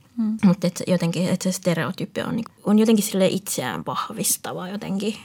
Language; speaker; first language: Finnish; early bilingual, other home language; Vietnamese